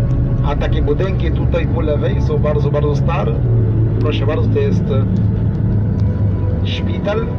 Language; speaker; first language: Polish; non-native, learner; Arabic